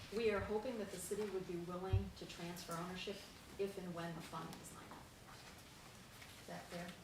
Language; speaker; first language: English; native; English